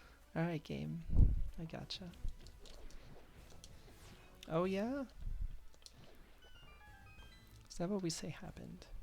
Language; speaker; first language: English; native; English